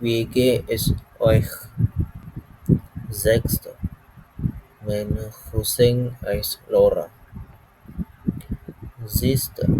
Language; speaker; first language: German; non-native, learner; Malay